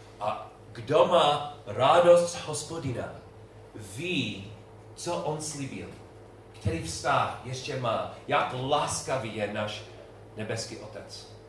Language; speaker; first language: Czech; non-native, learner; English